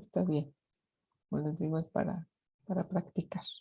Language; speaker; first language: Spanish; native; Spanish